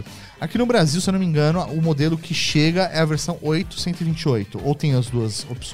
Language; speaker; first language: Portuguese; native; Portuguese